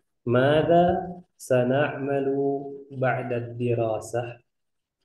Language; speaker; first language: Arabic; non-native, fluent; Indonesian